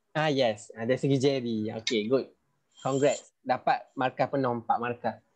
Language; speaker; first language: Malay; native; Malay